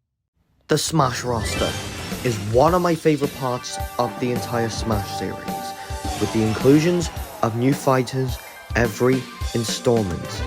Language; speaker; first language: English; native; English